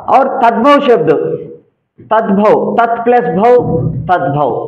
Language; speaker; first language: Hindi; non-native, local second language; Telugu